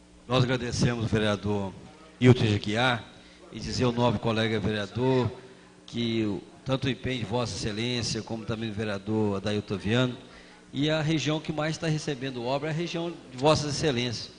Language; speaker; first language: Portuguese; native; Portuguese